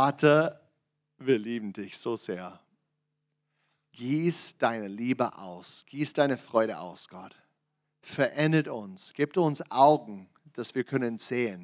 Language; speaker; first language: German; non-native, learner; English